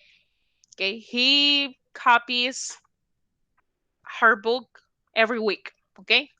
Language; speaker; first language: English; non-native, fluent; Spanish